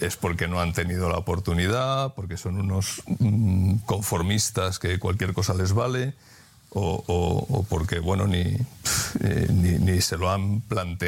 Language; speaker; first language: Spanish; native; Spanish